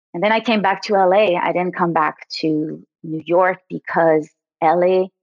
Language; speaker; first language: English; early bilingual, other home language; French